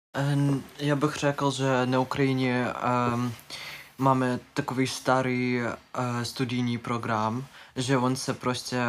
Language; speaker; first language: Czech; non-native, learner; Ukrainian